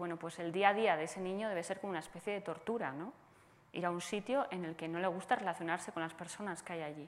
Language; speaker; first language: Spanish; native; Spanish